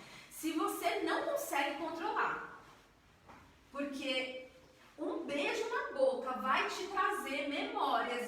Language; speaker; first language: Portuguese; native; Portuguese